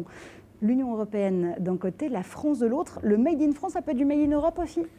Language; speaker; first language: French; native; French